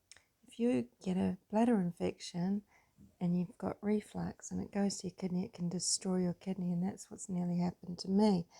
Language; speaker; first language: English; native; English